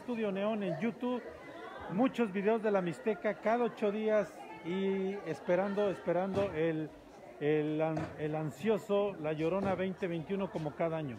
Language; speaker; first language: Spanish; native; Spanish